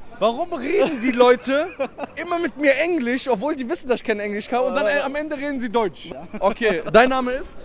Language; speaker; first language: German; early bilingual, other home language; Persian